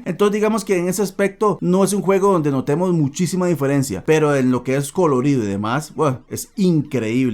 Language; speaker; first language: Spanish; native; Spanish